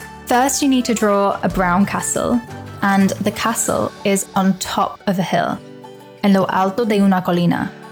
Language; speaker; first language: English; native; English